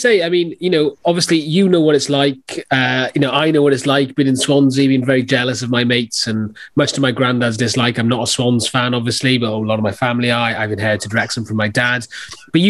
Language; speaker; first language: English; native; English